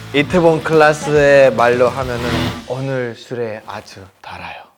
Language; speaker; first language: Korean; non-native, fluent; Spanish